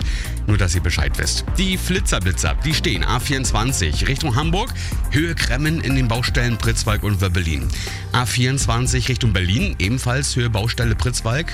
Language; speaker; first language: German; native; German